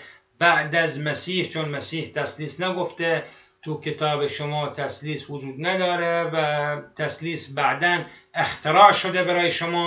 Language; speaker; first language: Persian; non-native, fluent; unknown